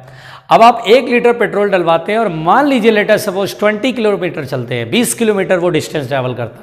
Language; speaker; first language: Hindi; native; Hindi